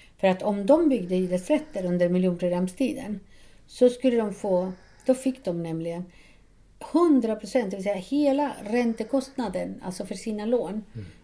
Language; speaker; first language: Swedish; non-native, fluent; Spanish